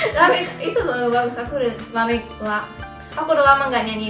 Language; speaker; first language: Indonesian; early bilingual, other home language; English